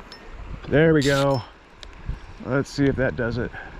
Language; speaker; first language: English; native; English